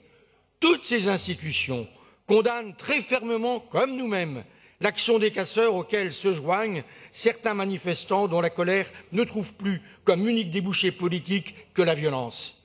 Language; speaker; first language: French; native; French